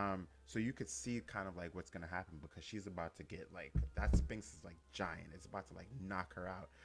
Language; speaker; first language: English; native; English